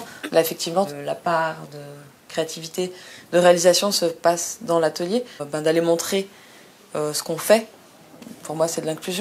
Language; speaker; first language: French; native; French